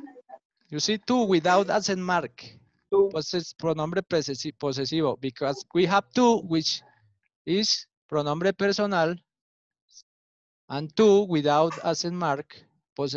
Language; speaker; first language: English; non-native, learner; Spanish